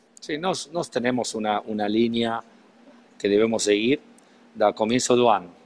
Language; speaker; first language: Portuguese; non-native, learner; Spanish